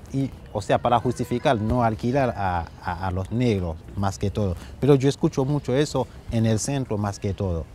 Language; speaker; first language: Spanish; non-native, fluent; Haitian Creole